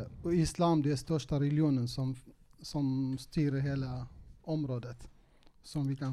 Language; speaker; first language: Swedish; non-native, local second language; Kurdish